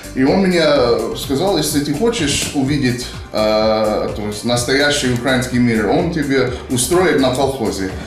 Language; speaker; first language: Ukrainian; non-native, learner; English